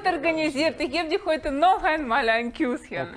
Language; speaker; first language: German; non-native, fluent; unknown